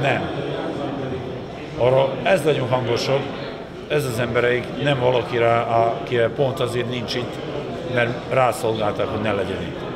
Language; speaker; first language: Hungarian; non-native, fluent; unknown